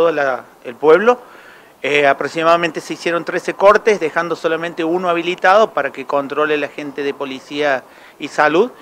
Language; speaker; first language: Spanish; native; Spanish